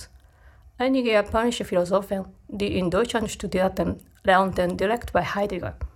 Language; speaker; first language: German; non-native, fluent; Japanese